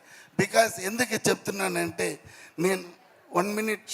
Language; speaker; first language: Telugu; non-native, fluent; Tamil